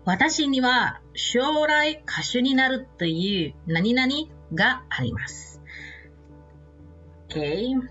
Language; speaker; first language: Japanese; non-native, fluent; Indonesian